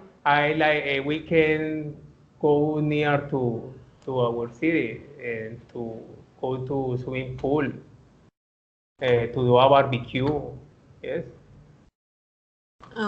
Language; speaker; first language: English; non-native, learner; Spanish